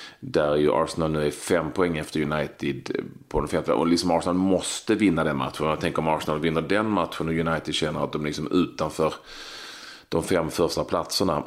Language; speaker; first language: Swedish; native; Swedish